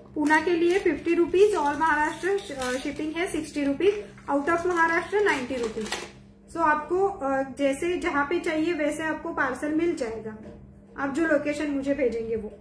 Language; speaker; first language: Hindi; non-native, local second language; Marathi